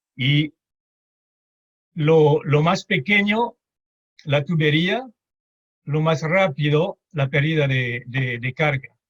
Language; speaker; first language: Spanish; non-native, fluent; French